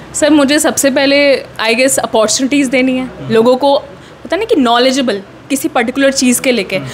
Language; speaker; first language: Hindi; native; Hindi